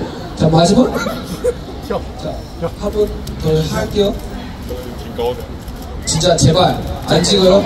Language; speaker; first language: Korean; non-native, learner; Chinese